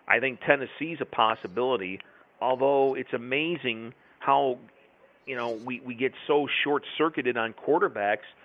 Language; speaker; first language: English; native; English